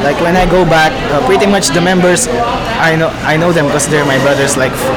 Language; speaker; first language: English; non-native, local second language; Pampanga